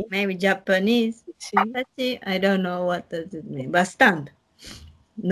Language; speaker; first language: English; non-native, learner; Japanese